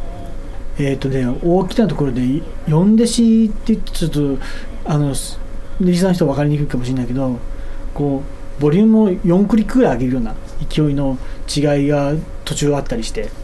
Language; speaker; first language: Japanese; native; Japanese